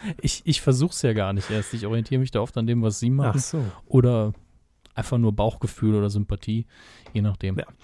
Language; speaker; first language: German; native; German